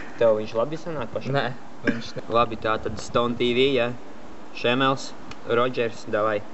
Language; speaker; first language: Latvian; native; Latvian